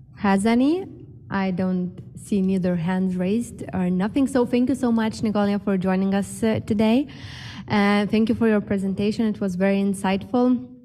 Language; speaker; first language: English; non-native, fluent; Lithuanian